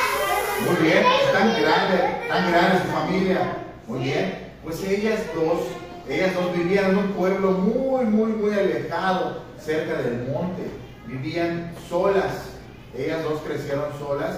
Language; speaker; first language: Spanish; native; Spanish